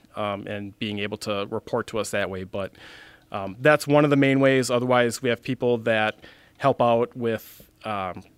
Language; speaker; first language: English; native; English